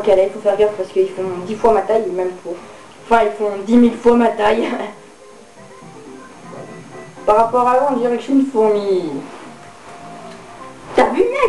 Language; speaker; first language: French; native; French